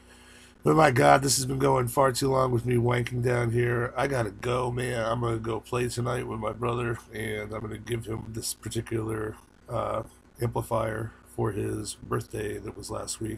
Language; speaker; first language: English; native; English